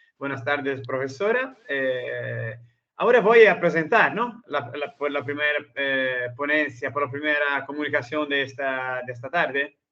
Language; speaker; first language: Spanish; non-native, learner; Italian